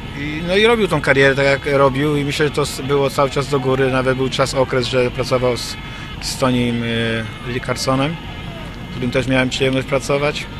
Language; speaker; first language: Polish; native; Polish